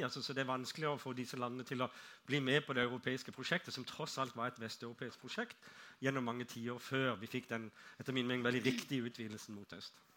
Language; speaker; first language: Norwegian; native; Norwegian